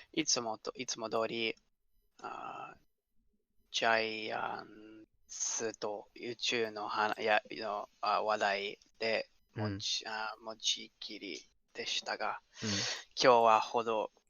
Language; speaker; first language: Japanese; non-native, learner; English